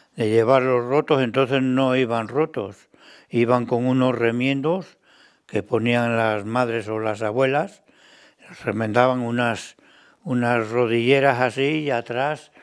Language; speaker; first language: Spanish; native; Spanish